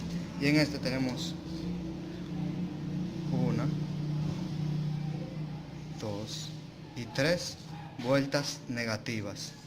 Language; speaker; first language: Spanish; native; Spanish